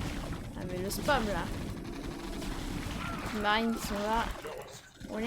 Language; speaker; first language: French; native; French